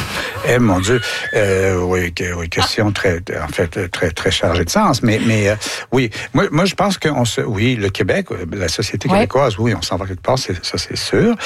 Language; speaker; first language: French; native; French